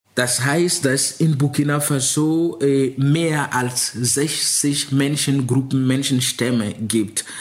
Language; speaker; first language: German; non-native, fluent; Mossi